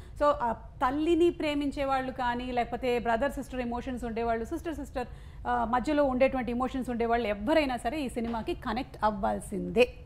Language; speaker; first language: Telugu; non-native, local second language; Malayalam